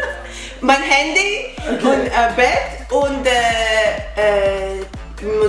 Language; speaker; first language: German; non-native, learner; Latvian